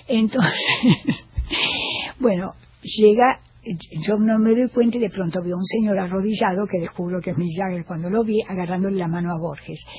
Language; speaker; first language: Spanish; native; Spanish